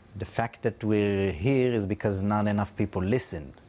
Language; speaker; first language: English; non-native, fluent; Hebrew